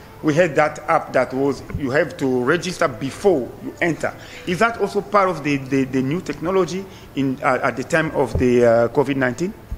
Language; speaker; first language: English; non-native, fluent; Swahili